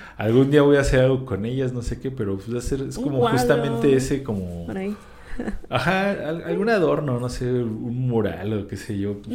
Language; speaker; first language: Spanish; native; Spanish